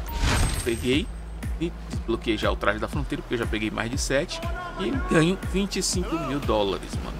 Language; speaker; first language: Portuguese; native; Portuguese